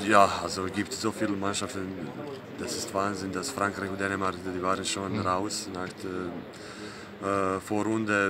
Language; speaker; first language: German; non-native, fluent; Croatian